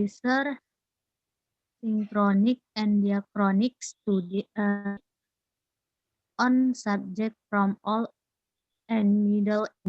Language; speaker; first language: English; non-native, learner; Indonesian